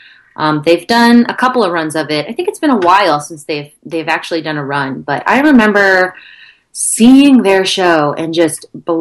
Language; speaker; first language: English; native; English